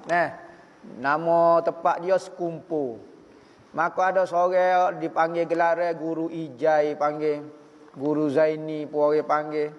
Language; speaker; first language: Malay; native; Malay